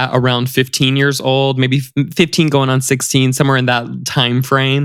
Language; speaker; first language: English; native; English